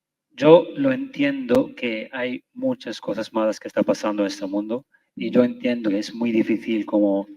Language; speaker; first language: Spanish; non-native, fluent; Arabic